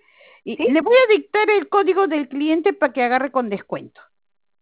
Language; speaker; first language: Spanish; native; Spanish